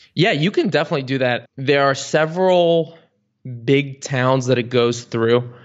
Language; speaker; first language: English; early bilingual, other home language; Bulgarian